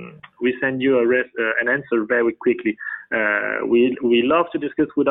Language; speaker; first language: English; non-native, fluent; French